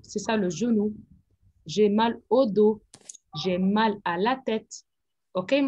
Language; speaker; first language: French; non-native, fluent; Arabic